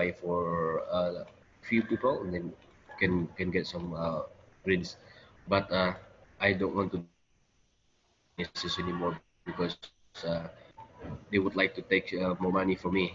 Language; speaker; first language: English; non-native, learner; Indonesian